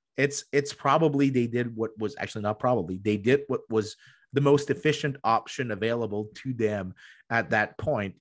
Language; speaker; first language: English; native; English